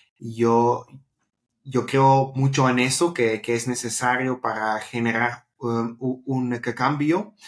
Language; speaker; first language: Spanish; non-native, fluent; Dutch